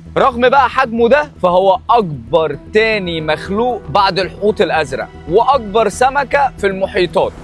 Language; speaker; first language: Egyptian Arabic; native; Egyptian Arabic